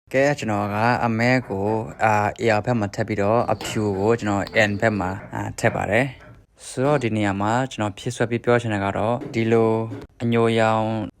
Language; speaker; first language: Burmese; native; Burmese